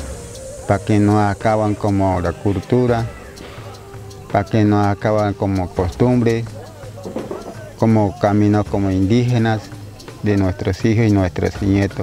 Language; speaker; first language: Spanish; non-native, local second language; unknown